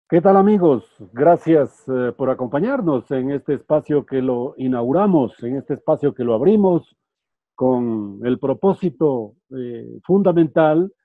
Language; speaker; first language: Spanish; native; Spanish